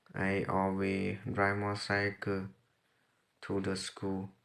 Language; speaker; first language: English; non-native, learner; Thai